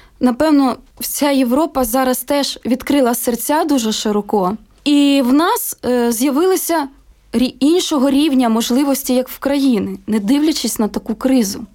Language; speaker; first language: Ukrainian; native; Ukrainian